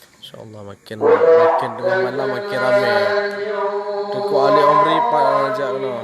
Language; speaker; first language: Indonesian; non-native, local second language; Achinese